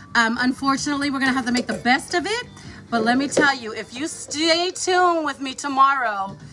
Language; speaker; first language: English; early bilingual, other home language; Spanish